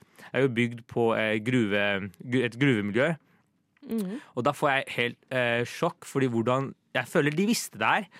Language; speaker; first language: Norwegian; native; Norwegian